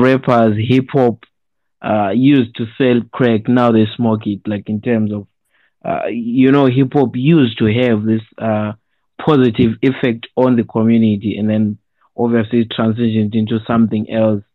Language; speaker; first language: English; non-native, local second language; Shona